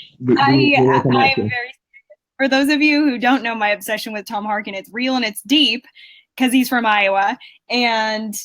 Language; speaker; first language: English; native; English